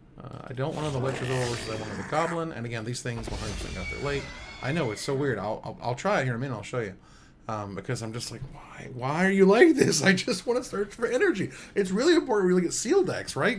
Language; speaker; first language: English; native; English